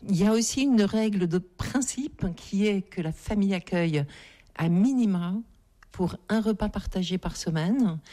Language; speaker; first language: French; native; French